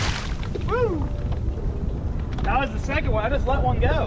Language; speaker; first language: English; native; English